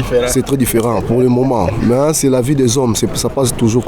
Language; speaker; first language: French; non-native, learner; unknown